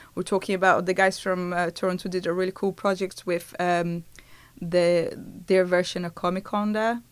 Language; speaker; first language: English; non-native, fluent; Portuguese